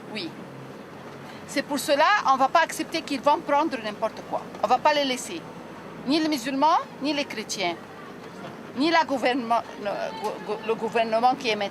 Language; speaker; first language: French; non-native, learner; Arabic